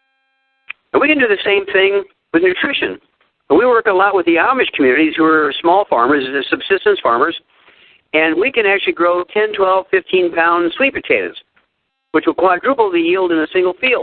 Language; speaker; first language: English; native; English